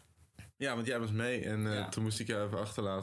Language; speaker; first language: Dutch; native; Dutch